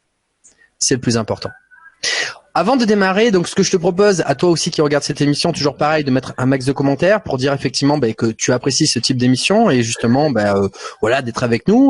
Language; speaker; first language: French; native; French